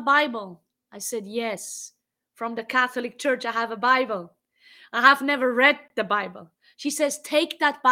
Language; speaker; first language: English; non-native, fluent; Swiss German